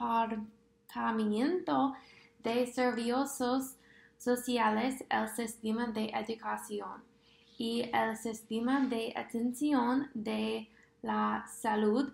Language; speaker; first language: Spanish; non-native, fluent; English